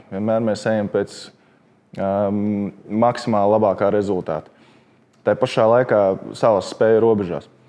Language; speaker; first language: Latvian; native; Latvian